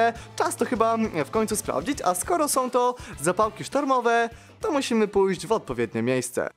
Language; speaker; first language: Polish; native; Polish